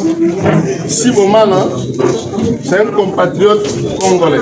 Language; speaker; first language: French; non-native, local second language; Lingala